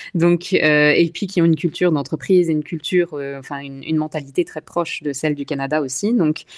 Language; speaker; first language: French; native; French